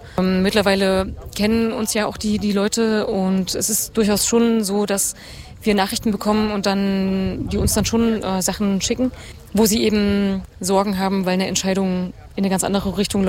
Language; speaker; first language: German; native; German